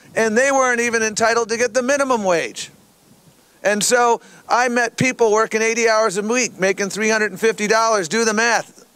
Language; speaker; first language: English; native; English